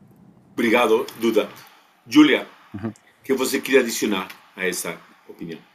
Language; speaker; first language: Portuguese; non-native, fluent; Spanish